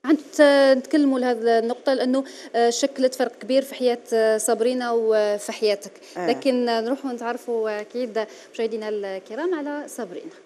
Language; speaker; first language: Arabic; native; Arabic